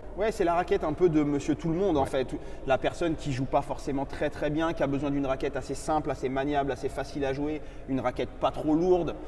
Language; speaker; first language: French; native; French